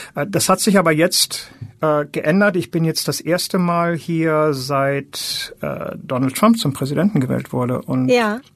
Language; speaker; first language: German; native; German